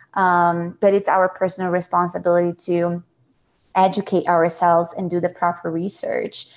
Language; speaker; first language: English; non-native, fluent; Portuguese